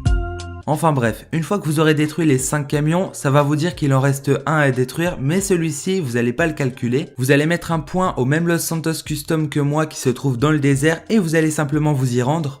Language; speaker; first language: French; native; French